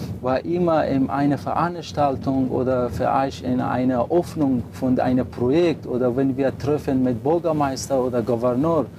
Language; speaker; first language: German; non-native, learner; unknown